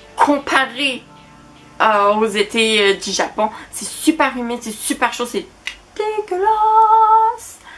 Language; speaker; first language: French; native; French